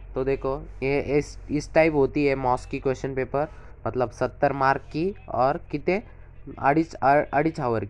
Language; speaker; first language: Hindi; non-native, local second language; Marathi